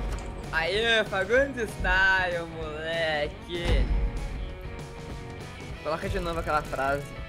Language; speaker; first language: Portuguese; native; Portuguese